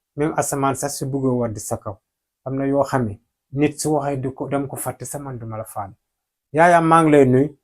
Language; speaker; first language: Wolof; non-native, local second language; Fula